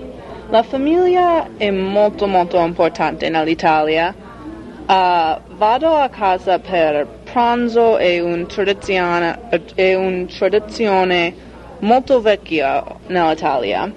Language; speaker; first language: Italian; non-native, learner; English